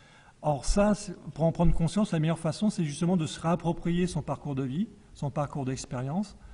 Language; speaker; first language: French; native; French